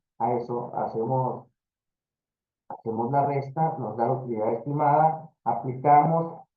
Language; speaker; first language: Spanish; native; Spanish